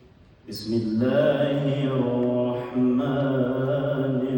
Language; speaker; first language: Arabic; native; Arabic